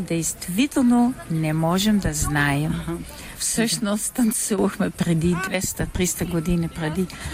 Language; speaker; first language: Bulgarian; non-native, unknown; Dutch